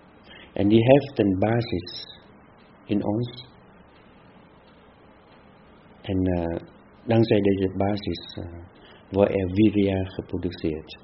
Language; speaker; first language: Dutch; non-native, fluent; Vietnamese